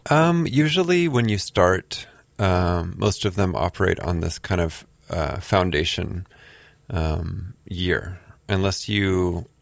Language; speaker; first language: English; native; English